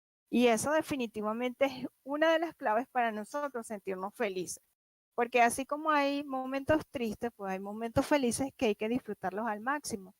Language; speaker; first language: Spanish; native; Spanish